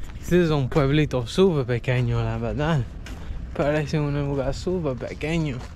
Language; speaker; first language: Spanish; non-native, learner; English